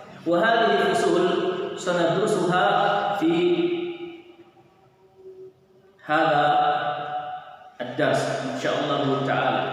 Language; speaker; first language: Arabic; non-native, fluent; Indonesian